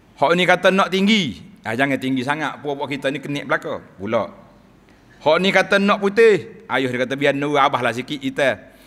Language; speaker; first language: Malay; native; Malay